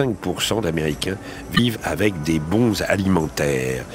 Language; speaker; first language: French; native; French